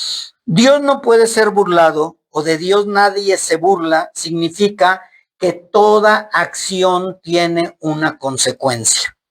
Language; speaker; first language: Spanish; native; Spanish